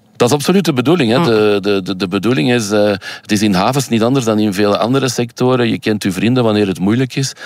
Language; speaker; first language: Dutch; native; Dutch